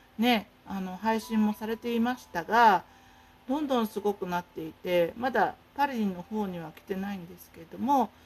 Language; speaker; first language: Japanese; native; Japanese